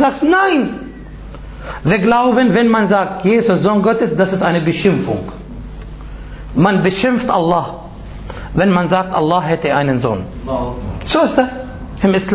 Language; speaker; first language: German; non-native, fluent; Arabic